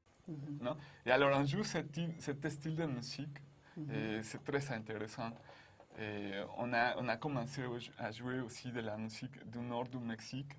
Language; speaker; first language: French; non-native, fluent; Spanish